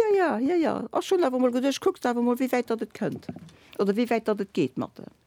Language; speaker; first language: Luxembourgish; early bilingual, other home language; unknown